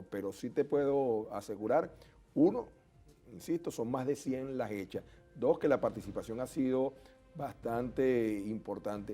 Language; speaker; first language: Spanish; native; Spanish